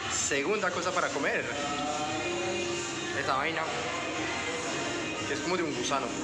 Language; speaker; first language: Spanish; non-native, fluent; French